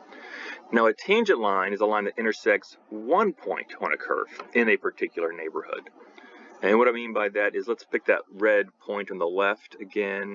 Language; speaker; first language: English; native; English